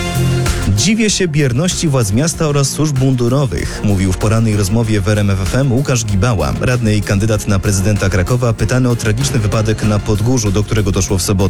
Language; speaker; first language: Polish; native; Polish